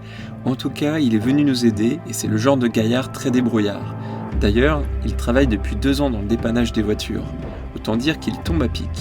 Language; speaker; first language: French; native; French